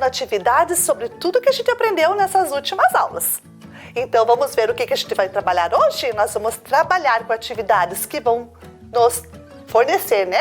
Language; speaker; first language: Portuguese; native; Portuguese